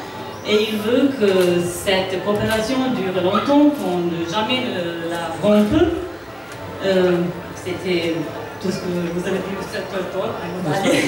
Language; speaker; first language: French; non-native, fluent; Serbian